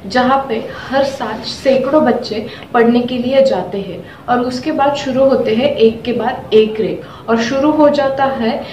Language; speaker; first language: Hindi; non-native, local second language; Marathi